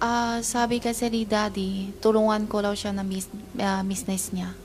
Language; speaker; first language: Filipino; non-native, learner; Chinese